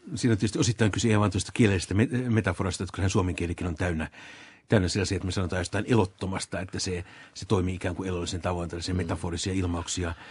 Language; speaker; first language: Finnish; native; Finnish